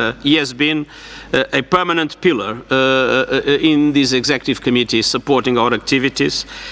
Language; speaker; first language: English; non-native, fluent; Portuguese